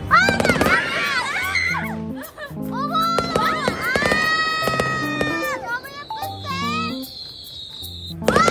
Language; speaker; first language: Korean; non-native, learner; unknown